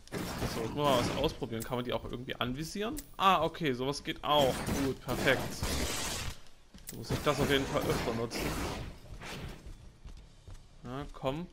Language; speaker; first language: German; native; German